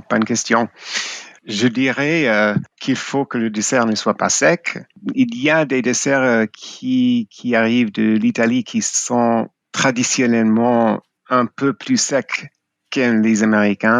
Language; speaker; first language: French; non-native, fluent; English